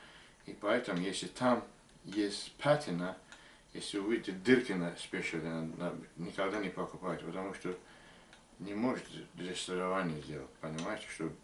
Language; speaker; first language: Russian; non-native, learner; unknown